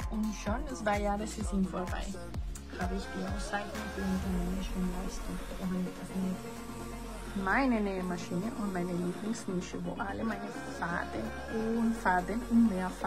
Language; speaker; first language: German; non-native, learner; Spanish